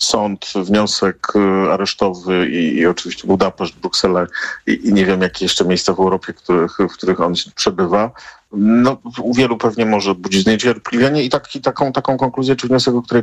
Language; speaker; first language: Polish; native; Polish